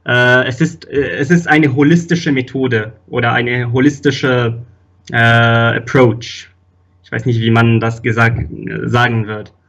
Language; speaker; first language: German; non-native, fluent; Arabic